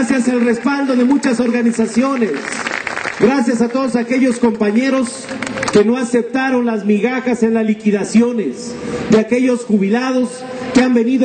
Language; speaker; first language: Spanish; native; Spanish